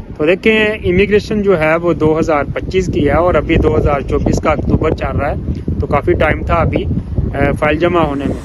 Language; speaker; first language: Urdu; native; Urdu